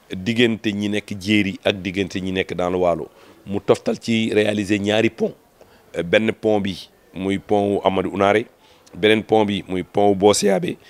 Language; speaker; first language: French; non-native, local second language; Fula